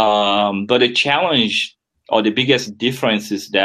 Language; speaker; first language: English; non-native, fluent; French